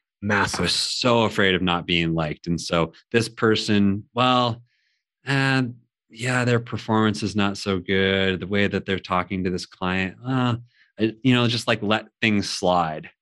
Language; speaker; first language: English; native; English